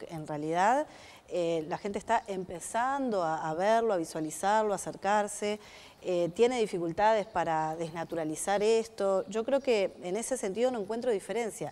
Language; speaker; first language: Spanish; native; Spanish